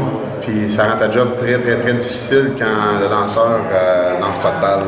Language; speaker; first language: French; native; French